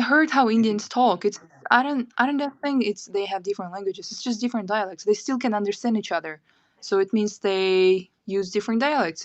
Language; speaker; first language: English; non-native, fluent; Kyrgyz